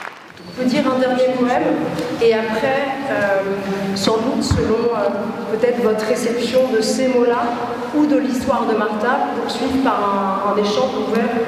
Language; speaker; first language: French; native; French